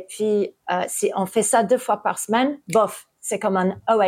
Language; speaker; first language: French; early bilingual, heritage; English